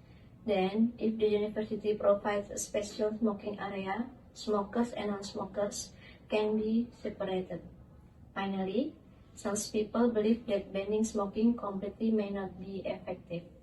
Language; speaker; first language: English; non-native, learner; Indonesian